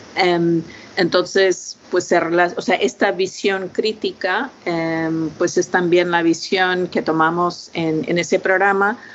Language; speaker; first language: Spanish; non-native, fluent; English